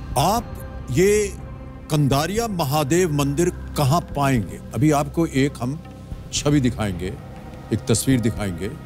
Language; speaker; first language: Hindi; native; Hindi